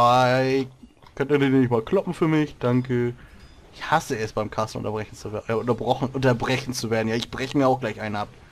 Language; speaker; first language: German; native; German